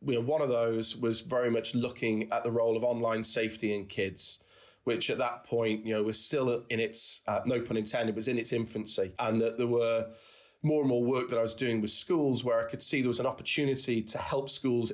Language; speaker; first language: English; native; English